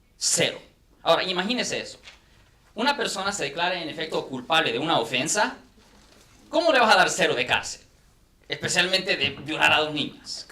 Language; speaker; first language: Spanish; non-native, fluent; English